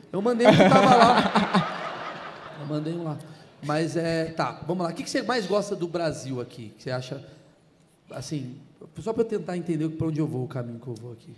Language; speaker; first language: Portuguese; native; Portuguese